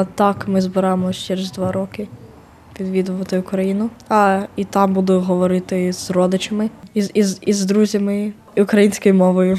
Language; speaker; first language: Ukrainian; early bilingual, heritage; Ukrainian